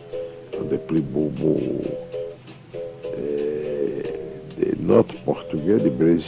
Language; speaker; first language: French; non-native, fluent; Portuguese